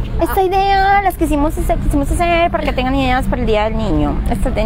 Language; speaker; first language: Spanish; native; Spanish